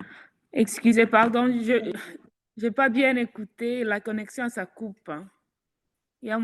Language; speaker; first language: French; non-native, fluent; English